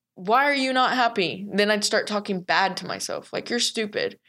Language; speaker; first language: English; native; English